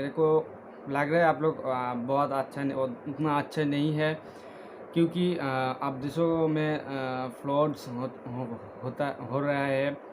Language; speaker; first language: Hindi; non-native, learner; Bangla